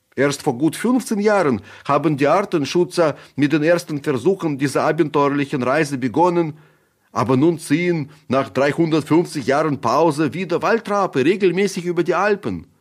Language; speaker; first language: German; non-native, fluent; Russian